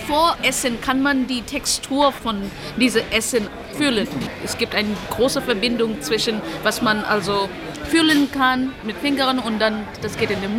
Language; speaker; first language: German; non-native, learner; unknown